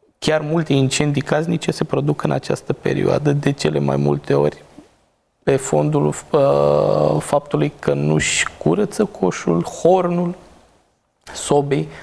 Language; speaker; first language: Romanian; native; Romanian